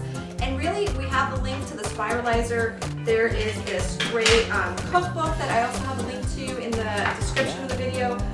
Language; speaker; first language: English; native; English